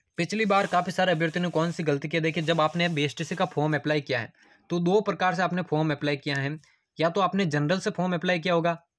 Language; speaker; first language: Hindi; native; Hindi